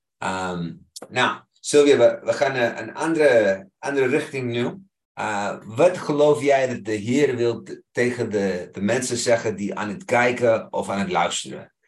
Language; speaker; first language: Dutch; non-native, fluent; English